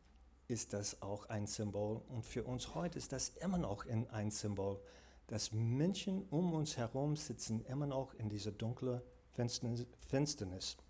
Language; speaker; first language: German; non-native, fluent; English